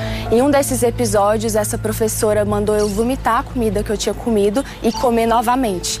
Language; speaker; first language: Portuguese; early bilingual, other home language; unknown